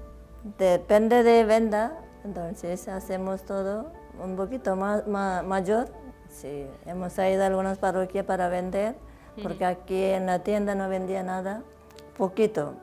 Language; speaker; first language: Spanish; non-native, learner; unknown